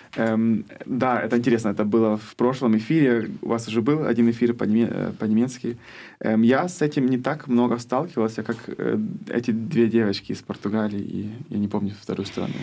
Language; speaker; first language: Russian; early bilingual, heritage; Russian